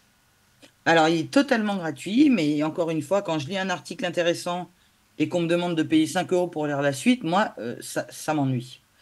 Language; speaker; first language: French; native; French